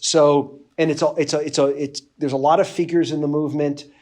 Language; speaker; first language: English; native; English